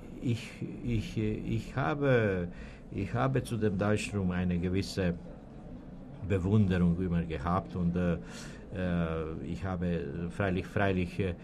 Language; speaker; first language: German; non-native, fluent; Serbian